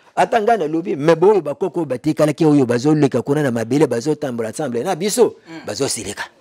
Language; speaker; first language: Lingala; non-native, local second language; Kongo